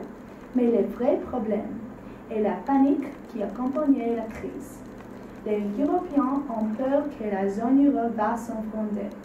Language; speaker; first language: French; non-native, learner; English